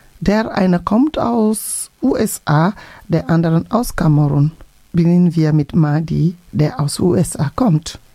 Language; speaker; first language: German; non-native, fluent; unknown